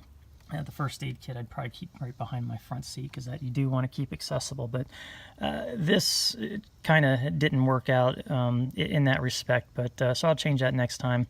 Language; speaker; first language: English; native; English